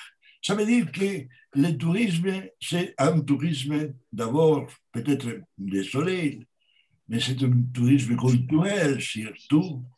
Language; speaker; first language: French; non-native, learner; Spanish